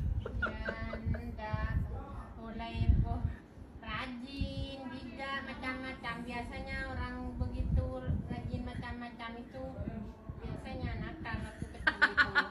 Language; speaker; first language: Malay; non-native, learner; Indonesian